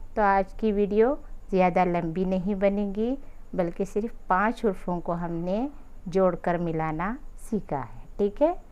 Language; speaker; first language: Hindi; native; Hindi